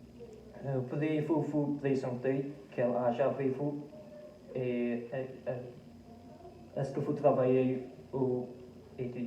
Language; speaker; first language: French; non-native, fluent; Dutch